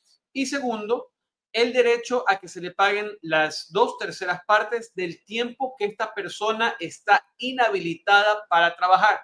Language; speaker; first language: Spanish; native; Spanish